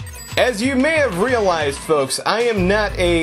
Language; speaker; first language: English; native; English